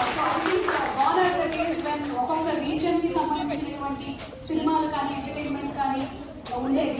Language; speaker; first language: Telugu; non-native, local second language; Malayalam